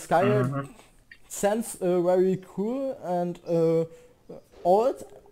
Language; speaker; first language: English; non-native, learner; German